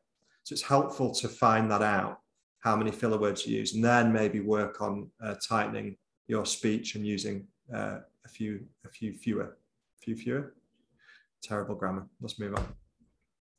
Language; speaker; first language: English; native; English